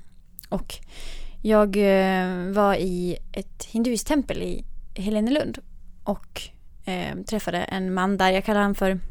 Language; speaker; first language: Swedish; native; Swedish